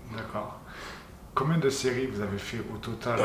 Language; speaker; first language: French; native; French